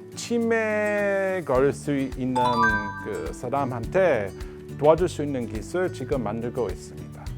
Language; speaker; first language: Korean; non-native, learner; English